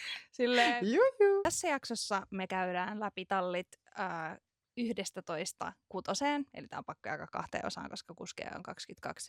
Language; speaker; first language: Finnish; native; Finnish